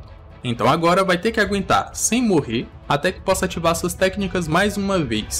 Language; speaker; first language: Portuguese; native; Portuguese